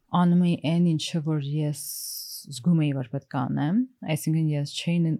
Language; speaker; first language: Armenian; early bilingual, heritage; Armenian